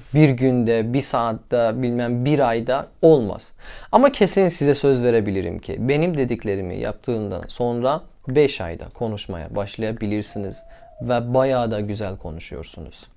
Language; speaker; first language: Turkish; non-native, learner; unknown